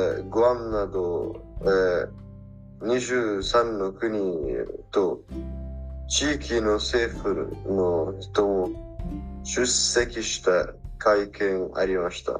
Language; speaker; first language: Japanese; non-native, learner; Arabic